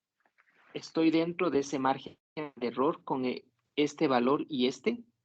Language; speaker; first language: Spanish; native; Spanish